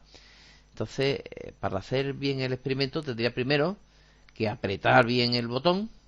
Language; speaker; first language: Spanish; native; Spanish